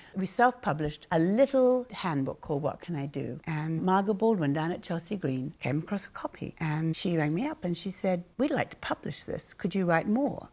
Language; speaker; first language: English; native; English